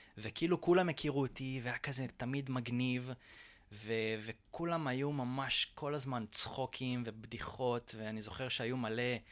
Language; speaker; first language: Hebrew; native; Hebrew